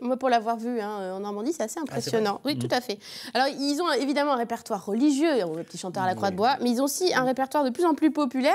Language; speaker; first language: French; native; French